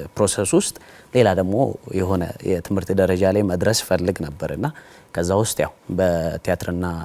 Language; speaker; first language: Amharic; native; Amharic